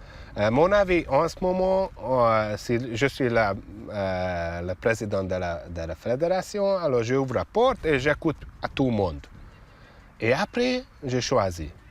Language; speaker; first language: French; non-native, learner; Hungarian